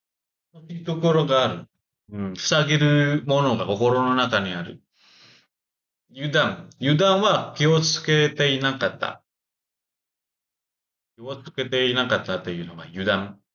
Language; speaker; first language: Japanese; non-native, learner; Indonesian